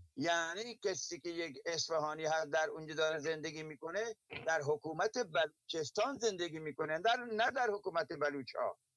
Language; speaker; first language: Persian; non-native, local second language; Baluchi